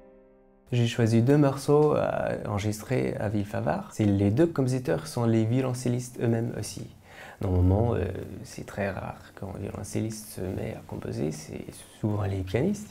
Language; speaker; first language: French; non-native, fluent; English